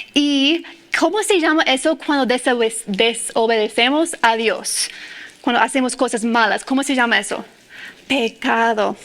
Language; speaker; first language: Spanish; non-native, fluent; English